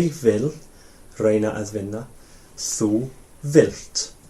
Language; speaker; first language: Icelandic; non-native, fluent; English